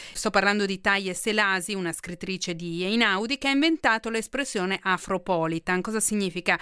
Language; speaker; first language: Italian; native; Italian